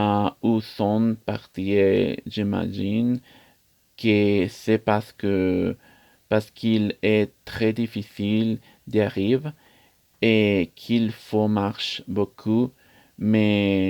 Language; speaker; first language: French; non-native, learner; Spanish